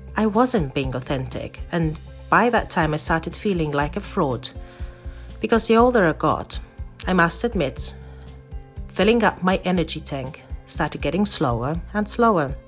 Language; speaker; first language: English; non-native, fluent; Maltese